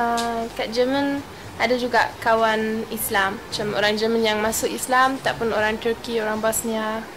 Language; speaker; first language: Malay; non-native, fluent; German